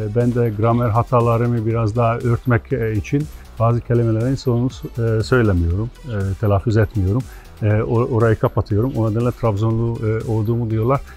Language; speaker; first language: Turkish; non-native, fluent; Hungarian